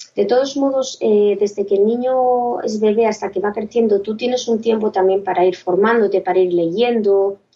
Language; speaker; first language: Spanish; native; Spanish